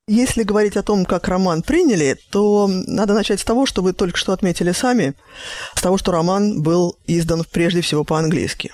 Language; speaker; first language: Russian; native; Russian